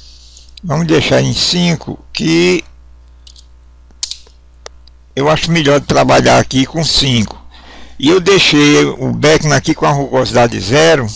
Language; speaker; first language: Portuguese; native; Portuguese